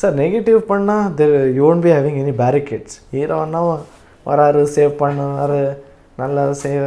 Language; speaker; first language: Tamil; non-native, learner; Kannada